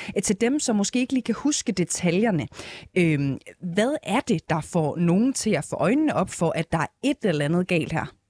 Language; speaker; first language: Danish; native; Danish